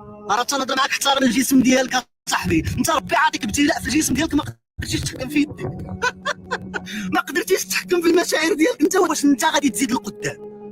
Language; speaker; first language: Arabic; native; Arabic